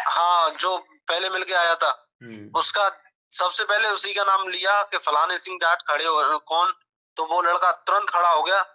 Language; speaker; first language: Hindi; native; Hindi